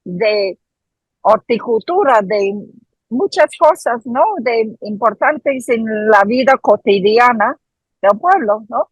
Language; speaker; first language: Spanish; non-native, fluent; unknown